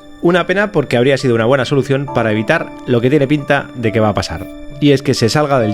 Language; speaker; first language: Spanish; native; Spanish